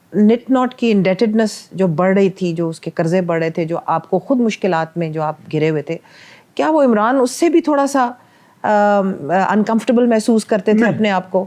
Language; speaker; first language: Urdu; non-native, local second language; Punjabi